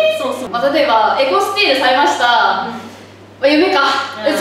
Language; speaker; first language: Japanese; native; Japanese